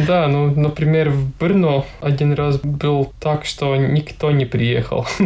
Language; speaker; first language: Russian; non-native, local second language; Latvian